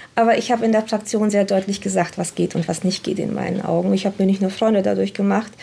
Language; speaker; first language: German; non-native, fluent; Romanian